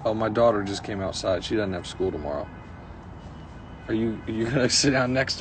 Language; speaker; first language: English; native; English